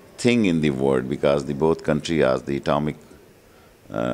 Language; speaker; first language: English; non-native, local second language; Punjabi